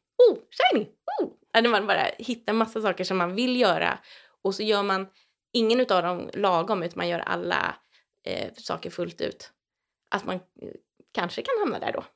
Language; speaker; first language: Swedish; native; Swedish